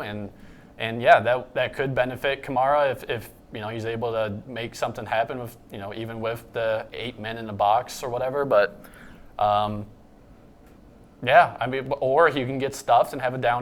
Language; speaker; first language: English; native; English